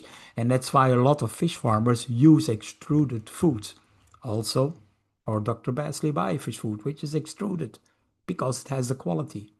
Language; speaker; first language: English; non-native, fluent; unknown